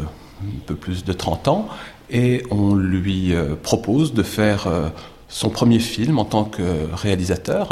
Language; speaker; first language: French; native; French